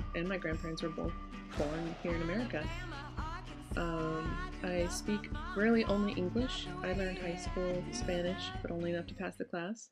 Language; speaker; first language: English; native; English